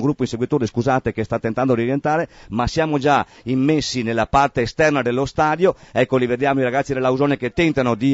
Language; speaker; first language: Italian; native; Italian